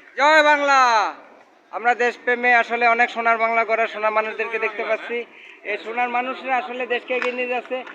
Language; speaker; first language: Bangla; native; Bangla